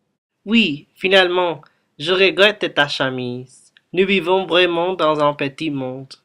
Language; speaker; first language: French; non-native, learner; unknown